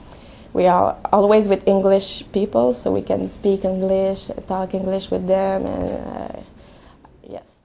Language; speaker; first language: English; non-native, learner; French